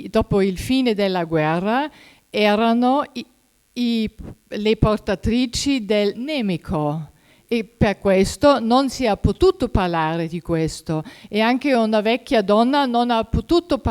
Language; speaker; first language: Italian; non-native, fluent; German